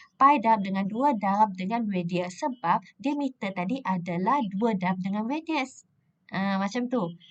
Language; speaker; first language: Malay; native; Malay